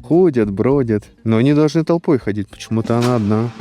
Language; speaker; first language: Russian; native; Russian